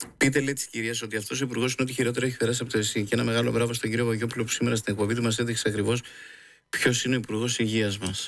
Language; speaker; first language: Greek; native; Greek